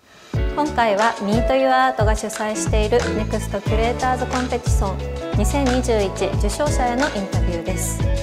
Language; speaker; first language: Japanese; native; Japanese